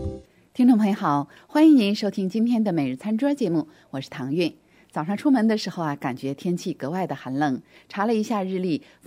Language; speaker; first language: Chinese; native; Chinese